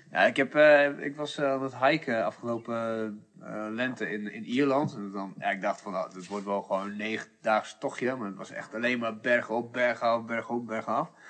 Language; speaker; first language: Dutch; early bilingual, other home language; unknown